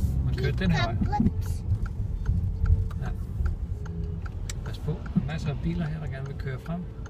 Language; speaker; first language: Danish; native; Danish